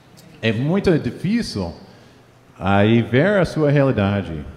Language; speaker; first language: Portuguese; non-native, fluent; English